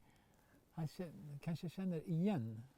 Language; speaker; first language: Swedish; non-native, fluent; Baluchi